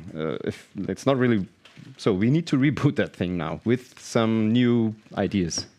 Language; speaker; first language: English; non-native, fluent; German